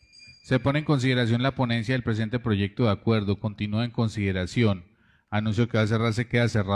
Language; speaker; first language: Spanish; native; Spanish